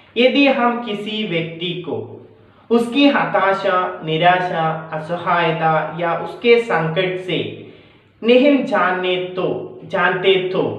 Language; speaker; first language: Hindi; non-native, local second language; Malayalam